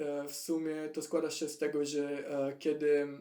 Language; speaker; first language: Polish; non-native, fluent; Italian